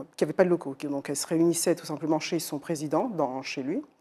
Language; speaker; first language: French; native; French